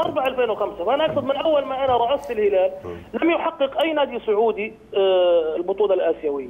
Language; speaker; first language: Arabic; native; Arabic